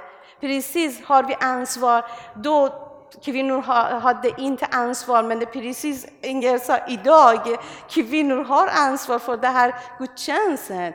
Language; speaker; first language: Swedish; non-native, learner; Persian